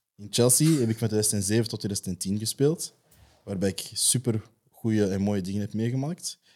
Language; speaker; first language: Dutch; native; Dutch